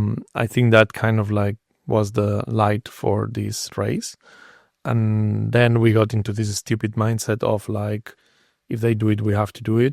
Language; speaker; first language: English; non-native, fluent; Spanish